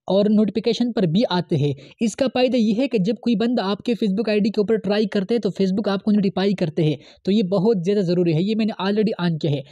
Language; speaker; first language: Urdu; native; Urdu